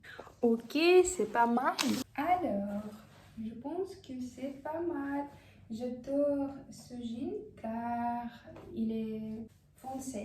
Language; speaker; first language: French; non-native, fluent; Russian